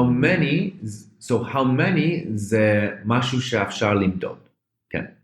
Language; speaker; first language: Hebrew; non-native, fluent; English